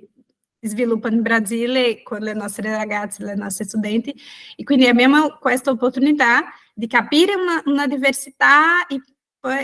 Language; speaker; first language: Italian; non-native, fluent; Portuguese